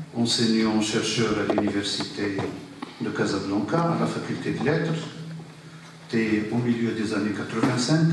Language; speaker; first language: French; non-native, local second language; Arabic